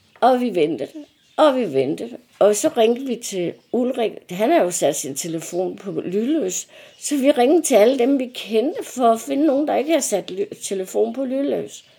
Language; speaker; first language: Danish; native; Danish